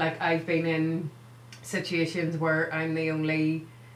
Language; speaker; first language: English; native; English